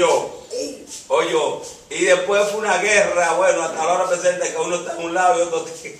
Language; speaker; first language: Spanish; native; Spanish